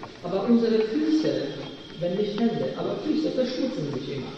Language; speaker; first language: German; non-native, fluent; Polish